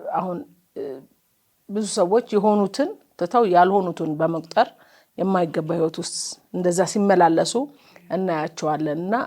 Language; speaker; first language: Amharic; native; Amharic